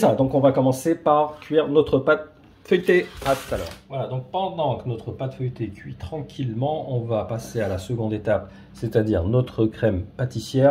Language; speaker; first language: French; native; French